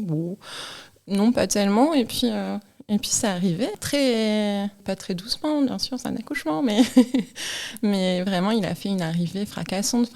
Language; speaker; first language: French; native; French